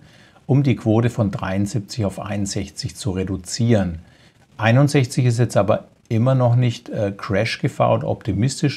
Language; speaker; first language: German; native; German